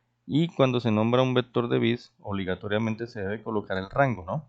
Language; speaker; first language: Spanish; native; Spanish